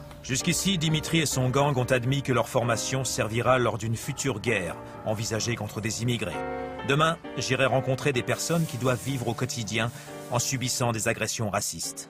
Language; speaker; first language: French; native; French